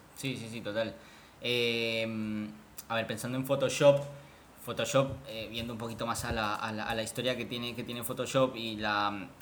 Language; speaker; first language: Spanish; native; Spanish